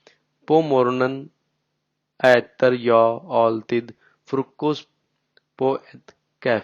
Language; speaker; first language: Swedish; non-native, learner; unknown